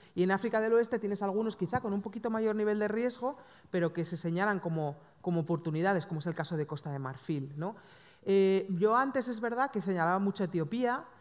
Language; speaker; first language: Spanish; native; Spanish